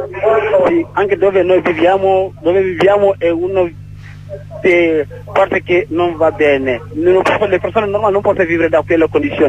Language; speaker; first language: Italian; non-native, learner; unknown